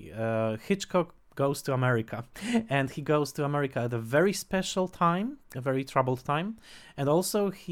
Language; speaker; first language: English; non-native, fluent; Polish